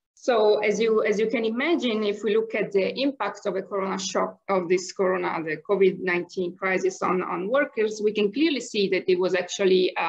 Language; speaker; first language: English; non-native, fluent; Italian